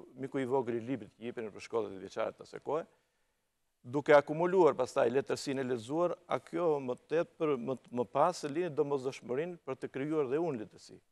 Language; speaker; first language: Albanian; native; Albanian